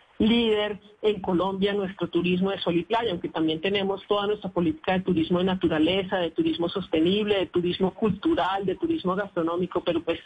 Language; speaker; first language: Spanish; native; Spanish